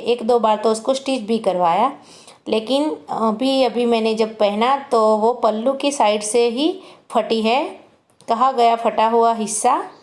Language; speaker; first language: Hindi; non-native, local second language; Gujarati